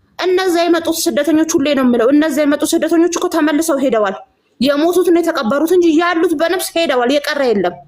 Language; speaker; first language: Amharic; non-native, local second language; Tigrinya